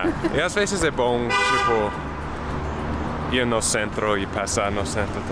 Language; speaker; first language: Portuguese; non-native, fluent; English